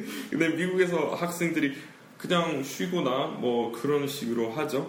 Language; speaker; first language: Korean; non-native, fluent; English